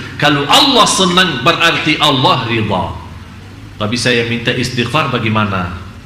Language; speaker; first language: Indonesian; non-native, fluent; Arabic